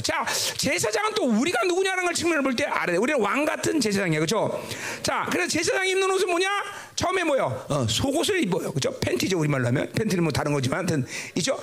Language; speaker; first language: Korean; native; Korean